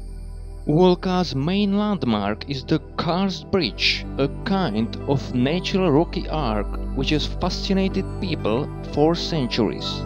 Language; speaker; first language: English; non-native, fluent; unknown